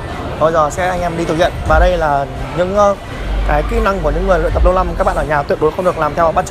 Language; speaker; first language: Vietnamese; non-native, local second language; Hmong